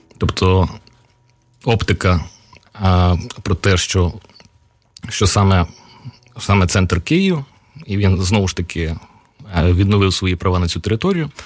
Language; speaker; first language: Ukrainian; native; Ukrainian